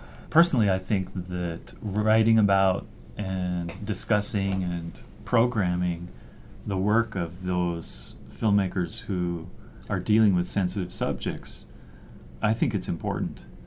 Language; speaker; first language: English; native; English